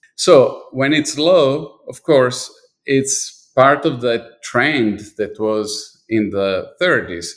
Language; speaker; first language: English; non-native, fluent; Italian